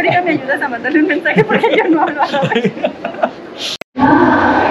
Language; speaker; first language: Spanish; native; Spanish